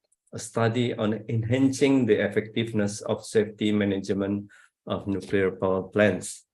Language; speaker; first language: English; non-native, fluent; Indonesian